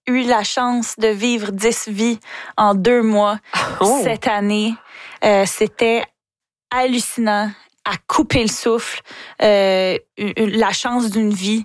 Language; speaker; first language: French; native; French